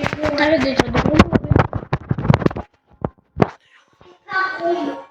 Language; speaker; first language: French; native; French